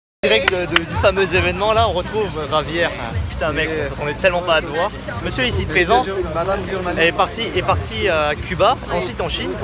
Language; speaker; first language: French; native; French